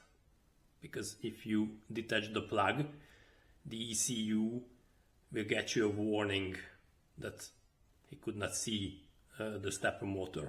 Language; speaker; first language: English; non-native, fluent; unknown